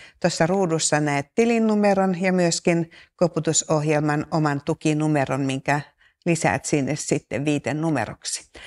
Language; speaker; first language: Finnish; native; Finnish